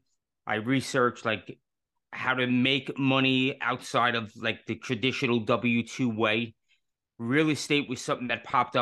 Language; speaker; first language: English; native; English